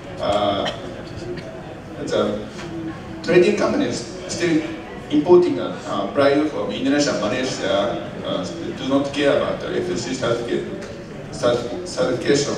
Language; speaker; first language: English; non-native, learner; Japanese